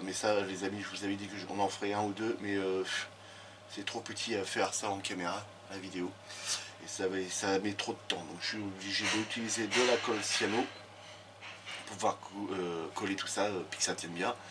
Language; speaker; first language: French; native; French